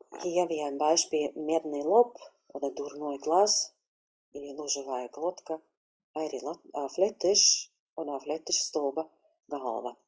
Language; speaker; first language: German; non-native, fluent; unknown